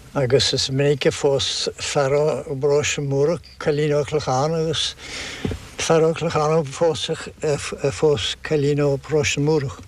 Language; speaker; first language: Irish; non-native, local second language; English